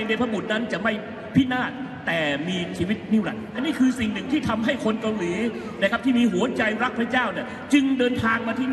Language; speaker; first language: Thai; native; Thai